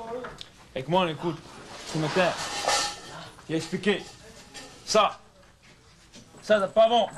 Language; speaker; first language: French; non-native, learner; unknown